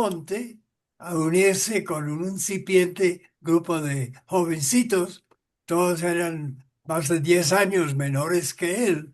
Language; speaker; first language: Spanish; non-native, fluent; English